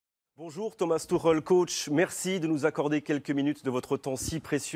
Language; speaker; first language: French; native; French